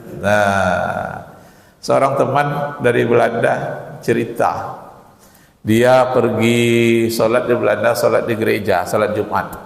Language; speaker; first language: Indonesian; native; Indonesian